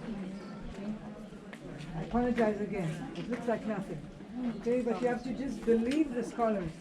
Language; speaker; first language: English; non-native, fluent; Hebrew